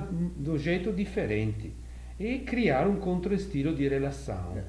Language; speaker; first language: Portuguese; non-native, fluent; Italian